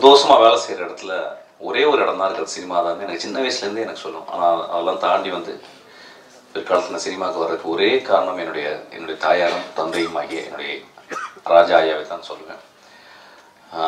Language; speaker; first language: Tamil; native; Tamil